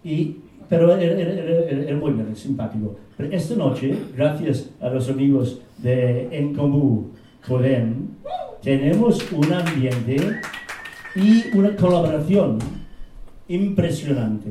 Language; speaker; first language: Spanish; non-native, fluent; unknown